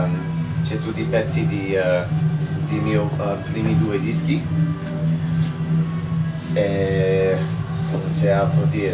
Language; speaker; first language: Italian; non-native, learner; English